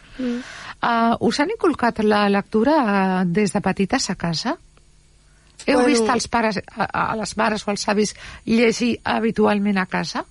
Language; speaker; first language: Catalan; native; Catalan